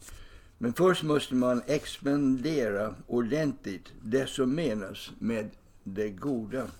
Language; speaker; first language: Swedish; non-native, fluent; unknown